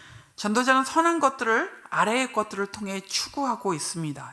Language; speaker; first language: Korean; native; Korean